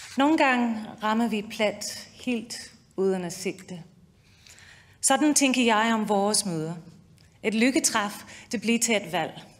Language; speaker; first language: Danish; non-native, fluent; English